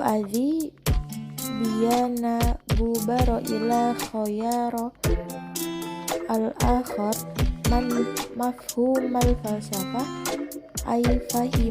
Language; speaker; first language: Arabic; non-native, learner; Indonesian